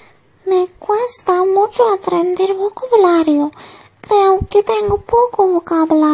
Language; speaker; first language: Spanish; non-native, learner; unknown